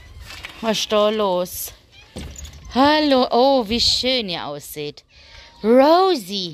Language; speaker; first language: German; native; German